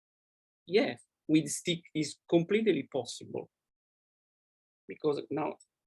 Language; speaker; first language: English; non-native, learner; Italian